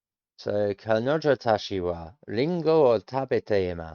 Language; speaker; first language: Japanese; non-native, learner; English